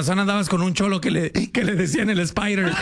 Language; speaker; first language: Spanish; native; Spanish